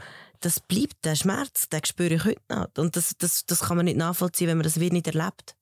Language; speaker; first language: German; early bilingual, other home language; Spanish